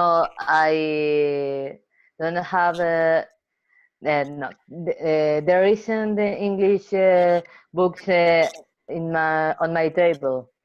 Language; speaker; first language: English; non-native, learner; Spanish